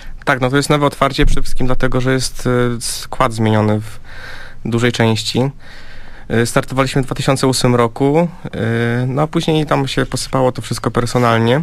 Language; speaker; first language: Polish; native; Polish